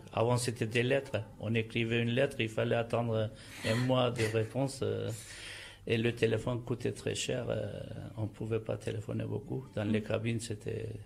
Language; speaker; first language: French; non-native, fluent; Turkish